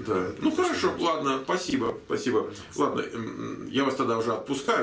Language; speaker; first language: Russian; native; Russian